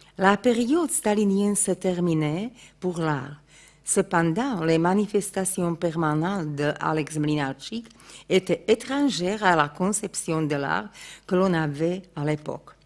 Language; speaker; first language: French; non-native, fluent; Slovak